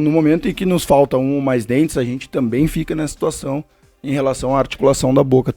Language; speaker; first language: Portuguese; native; Portuguese